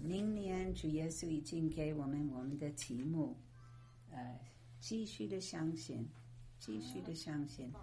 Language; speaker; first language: Chinese; non-native, fluent; English